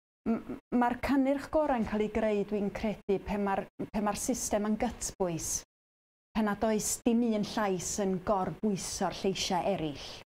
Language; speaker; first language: Welsh; native; Welsh